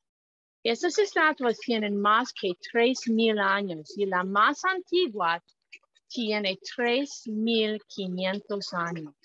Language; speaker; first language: Spanish; non-native, fluent; English